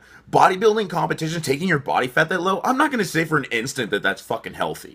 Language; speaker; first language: English; native; English